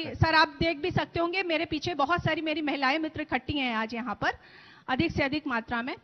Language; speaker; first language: Hindi; native; Hindi